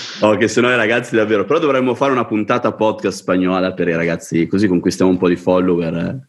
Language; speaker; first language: Italian; native; Italian